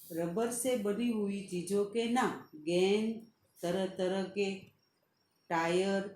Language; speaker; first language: Hindi; non-native, local second language; Gujarati